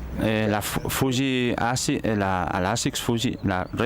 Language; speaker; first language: French; non-native, learner; Spanish